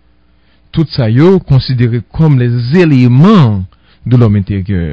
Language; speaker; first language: French; non-native, local second language; Haitian Creole